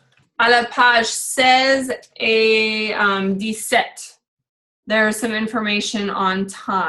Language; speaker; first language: French; non-native, learner; English